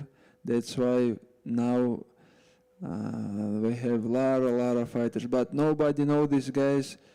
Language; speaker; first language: English; non-native, learner; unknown